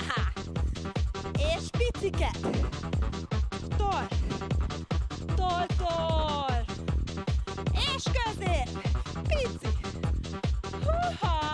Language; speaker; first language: Hungarian; native; Hungarian